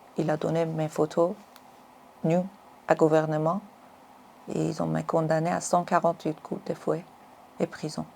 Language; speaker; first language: French; non-native, learner; Persian